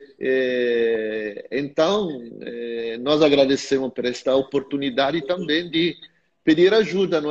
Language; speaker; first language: Portuguese; non-native, fluent; Italian